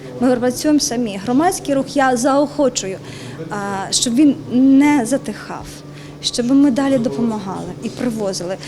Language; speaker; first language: Ukrainian; native; Ukrainian